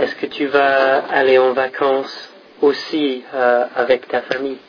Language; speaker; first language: French; non-native, fluent; English